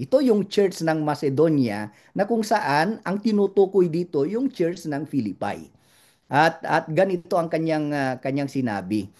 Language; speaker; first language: Filipino; non-native, local second language; Iloko